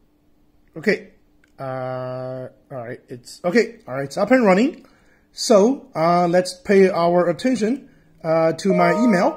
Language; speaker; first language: English; non-native, fluent; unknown